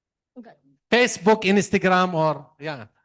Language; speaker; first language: English; non-native, fluent; Arabic